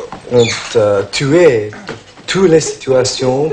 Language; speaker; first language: French; non-native, learner; English